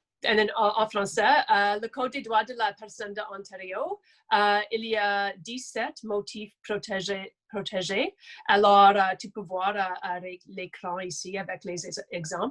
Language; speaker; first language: French; non-native, local second language; English